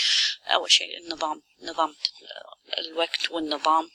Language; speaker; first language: Arabic; native; Arabic